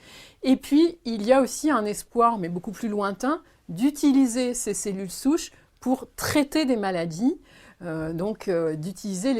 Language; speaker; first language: French; native; French